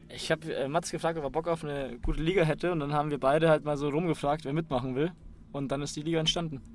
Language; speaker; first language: German; native; German